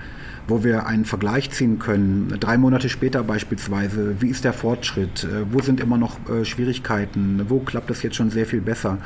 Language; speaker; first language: German; native; German